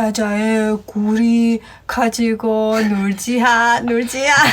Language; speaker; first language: Korean; non-native, learner; Persian